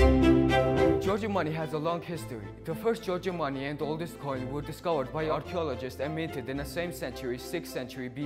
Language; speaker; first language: English; non-native, learner; Georgian